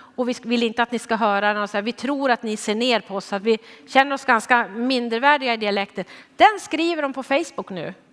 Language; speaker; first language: Swedish; native; Swedish